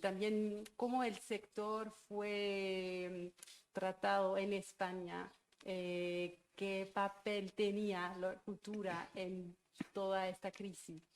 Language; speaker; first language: Spanish; non-native, fluent; German